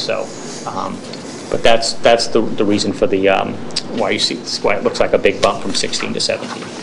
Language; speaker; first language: English; native; English